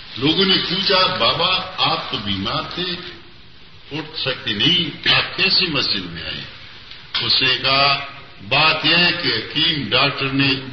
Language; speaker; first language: Urdu; non-native, local second language; Pashto